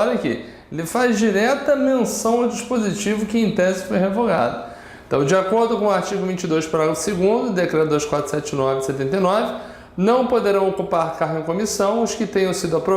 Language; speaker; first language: Portuguese; native; Portuguese